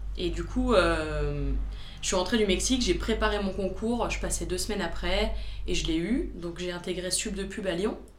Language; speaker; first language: French; early bilingual, other home language; Romanian